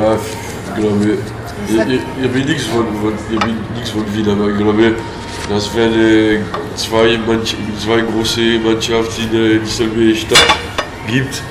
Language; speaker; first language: German; non-native, learner; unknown